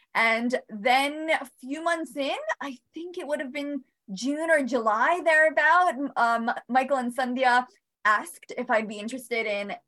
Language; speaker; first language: English; early bilingual, other home language; Bosnian